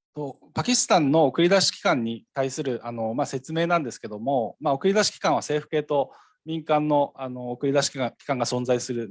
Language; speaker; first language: Japanese; native; Japanese